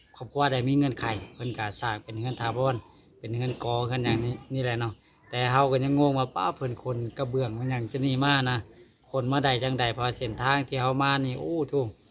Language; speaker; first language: Lao; native; Lao